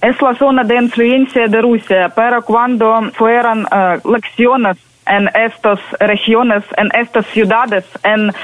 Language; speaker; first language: Spanish; non-native, fluent; Ukrainian